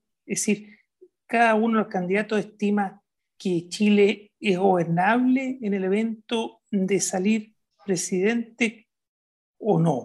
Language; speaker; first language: Spanish; native; Spanish